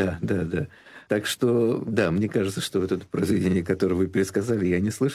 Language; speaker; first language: Russian; native; Russian